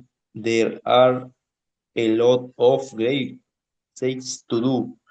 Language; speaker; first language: English; non-native, learner; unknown